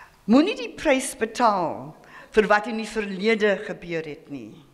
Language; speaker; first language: Afrikaans; early bilingual, heritage; Afrikaans